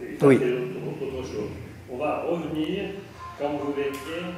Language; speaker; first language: French; native; French